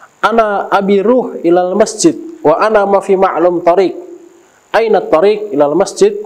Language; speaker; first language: Arabic; non-native, learner; Indonesian